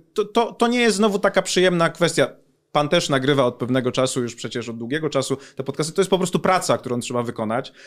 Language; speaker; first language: Polish; native; Polish